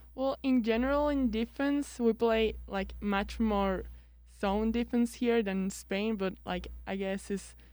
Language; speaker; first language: English; non-native, fluent; Spanish